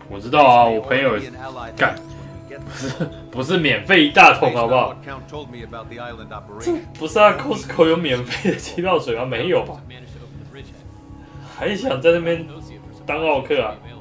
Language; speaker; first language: Chinese; native; Chinese